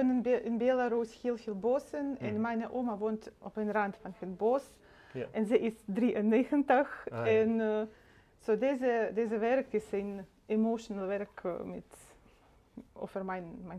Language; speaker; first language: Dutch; non-native, learner; Russian